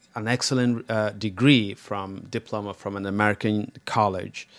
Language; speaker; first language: English; non-native, local second language; Igbo